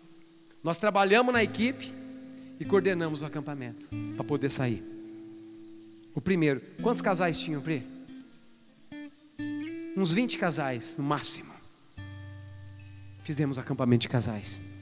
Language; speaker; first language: Portuguese; native; Portuguese